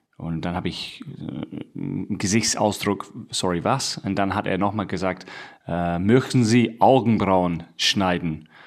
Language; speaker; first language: German; non-native, fluent; English